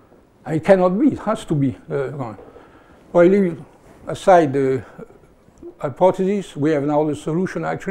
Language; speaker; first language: English; non-native, fluent; French